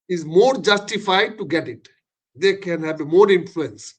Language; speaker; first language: English; non-native, local second language; Bangla